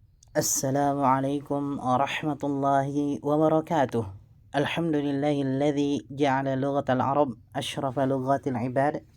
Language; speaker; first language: Arabic; non-native, learner; Indonesian